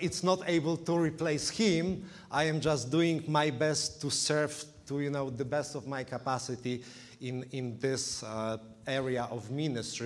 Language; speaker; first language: English; non-native, fluent; Polish